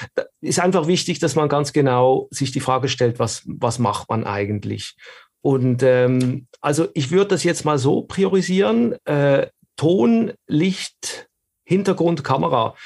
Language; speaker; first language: German; native; German